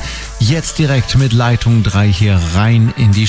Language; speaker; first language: German; native; German